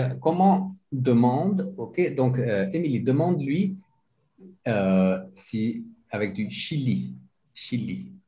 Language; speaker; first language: French; non-native, fluent; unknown